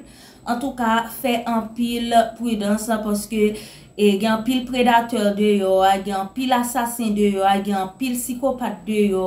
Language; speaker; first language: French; non-native, local second language; Haitian Creole